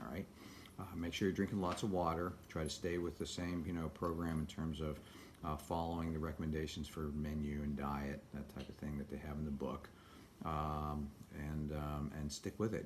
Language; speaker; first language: English; native; English